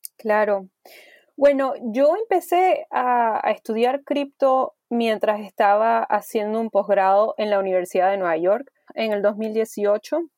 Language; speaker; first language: Spanish; early bilingual, heritage; Spanish